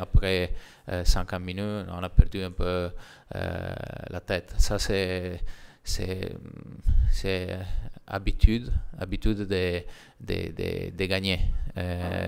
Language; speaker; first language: French; non-native, learner; Italian